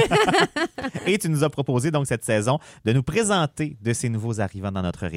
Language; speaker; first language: French; native; French